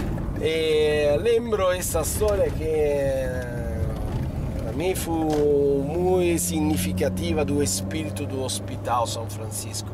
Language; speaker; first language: Portuguese; non-native, fluent; Italian